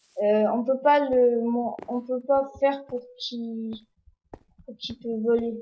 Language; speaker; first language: French; non-native, learner; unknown